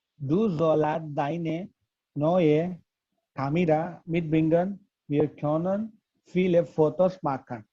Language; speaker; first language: German; non-native, learner; Gujarati